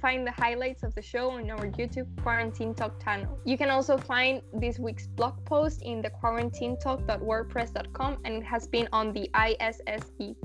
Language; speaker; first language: English; non-native, fluent; Spanish